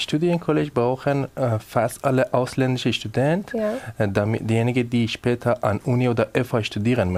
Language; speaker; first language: German; non-native, learner; Persian